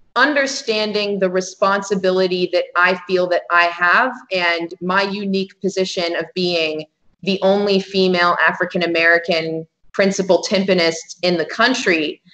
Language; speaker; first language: English; native; English